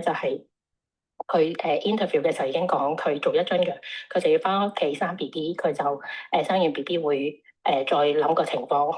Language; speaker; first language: Cantonese; native; Cantonese